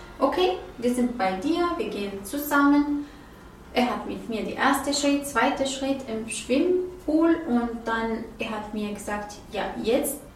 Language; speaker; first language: German; non-native, learner; Arabic